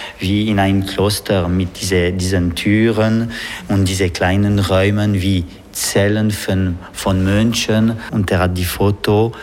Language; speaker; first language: German; non-native, local second language; French